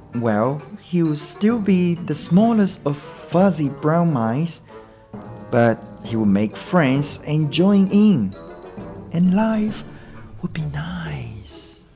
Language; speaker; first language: English; non-native, fluent; Chinese